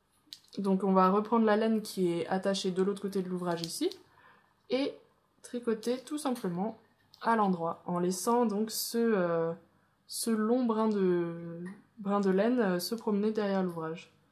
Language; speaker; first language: French; native; French